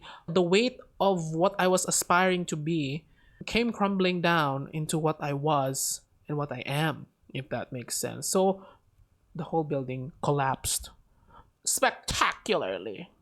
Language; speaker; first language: English; non-native, local second language; Filipino